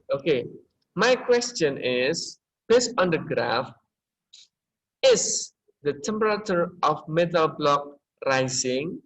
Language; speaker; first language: English; non-native, learner; Indonesian